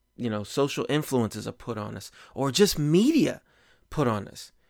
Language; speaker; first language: English; native; English